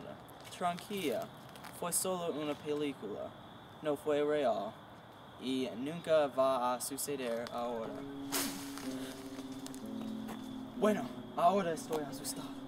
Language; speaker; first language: Spanish; non-native, learner; English